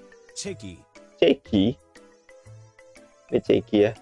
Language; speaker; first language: Korean; non-native, learner; Indonesian